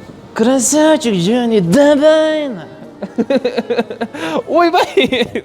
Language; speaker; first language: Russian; non-native, local second language; Kazakh